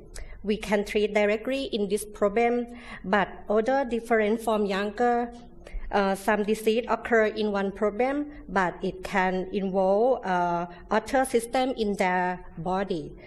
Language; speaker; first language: English; non-native, learner; Thai